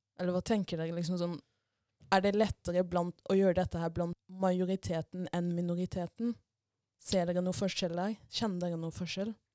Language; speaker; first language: Norwegian; early bilingual, other home language; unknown